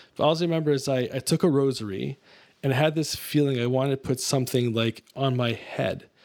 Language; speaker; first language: English; native; English